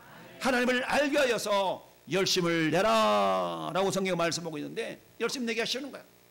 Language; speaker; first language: Korean; native; Korean